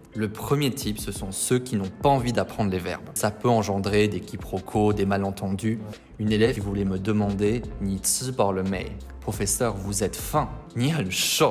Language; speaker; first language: French; native; French